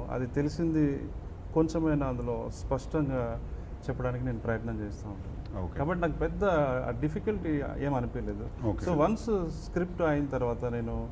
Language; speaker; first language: Telugu; native; Telugu